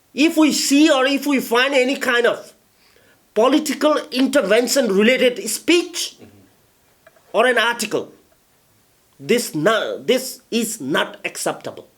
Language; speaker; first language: English; non-native, local second language; Nepali